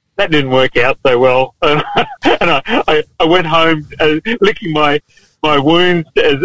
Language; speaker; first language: English; native; English